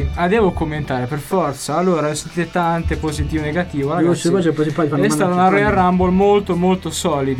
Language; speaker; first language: Italian; native; Italian